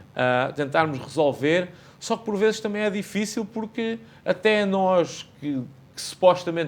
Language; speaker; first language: Portuguese; native; Portuguese